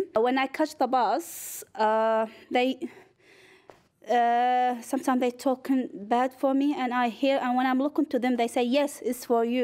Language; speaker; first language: English; non-native, learner; Arabic